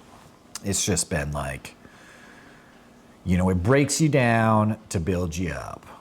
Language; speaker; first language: English; native; English